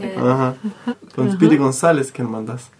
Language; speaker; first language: German; non-native, learner; Spanish